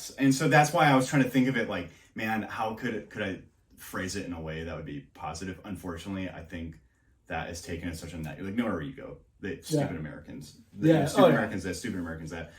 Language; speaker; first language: English; native; English